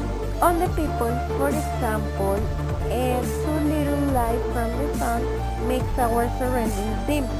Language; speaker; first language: English; non-native, fluent; Spanish